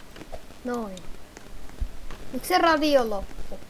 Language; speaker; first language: Finnish; native; Finnish